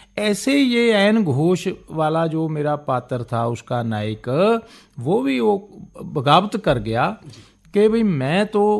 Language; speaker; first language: Hindi; non-native, local second language; Punjabi